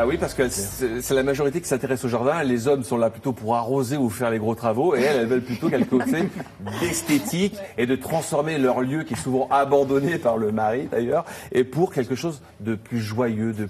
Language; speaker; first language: French; native; French